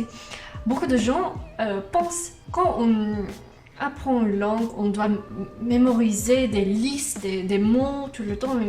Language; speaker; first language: French; non-native, learner; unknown